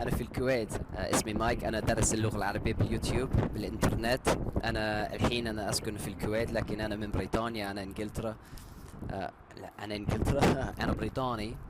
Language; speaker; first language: Arabic; non-native, learner; English